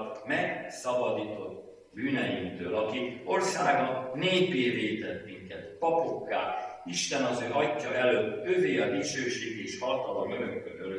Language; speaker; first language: Hungarian; native; Hungarian